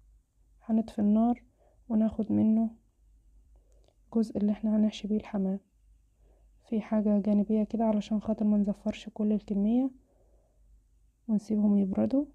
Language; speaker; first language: Arabic; native; Arabic